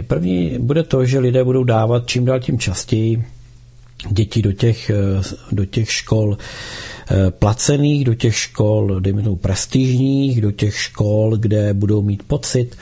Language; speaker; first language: Czech; native; Czech